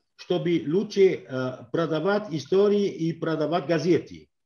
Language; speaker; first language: Russian; non-native, learner; French